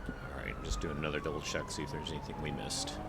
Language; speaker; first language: English; native; English